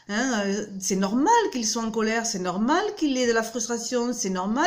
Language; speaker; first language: French; native; French